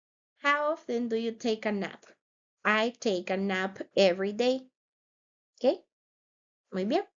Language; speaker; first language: English; non-native, fluent; Spanish